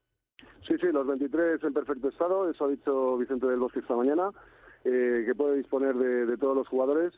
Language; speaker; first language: Spanish; native; Spanish